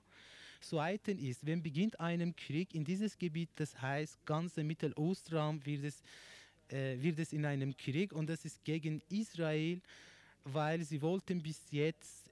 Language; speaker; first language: German; non-native, learner; Persian